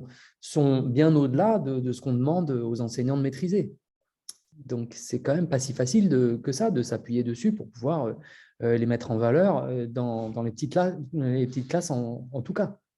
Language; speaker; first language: French; native; French